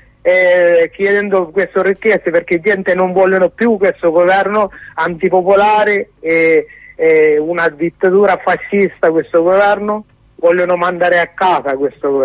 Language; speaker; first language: Italian; non-native, learner; Sinhala